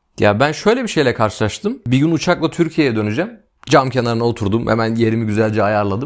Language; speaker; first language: Turkish; native; Turkish